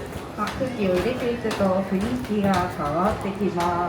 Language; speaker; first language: Japanese; native; Japanese